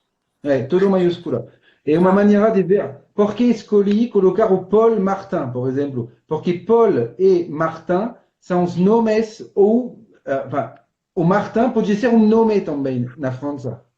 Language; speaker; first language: Portuguese; non-native, fluent; French